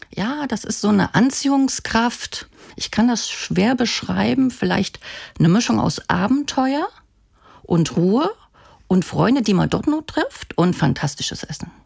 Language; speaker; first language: German; native; German